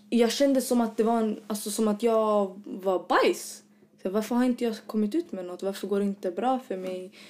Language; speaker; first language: Swedish; early bilingual, other home language; Arabic